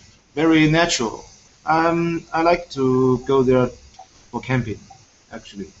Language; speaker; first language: English; non-native, fluent; Chinese